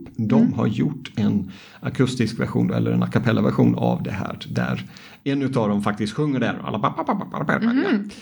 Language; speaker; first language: Swedish; non-native, fluent; Arabic